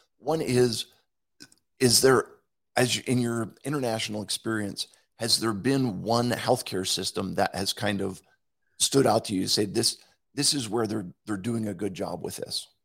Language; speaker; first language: English; native; English